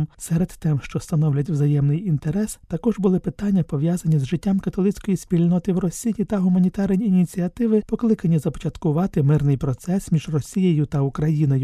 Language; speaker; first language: Ukrainian; native; Ukrainian